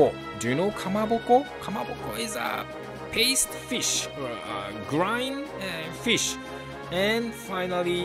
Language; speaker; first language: English; non-native, learner; Japanese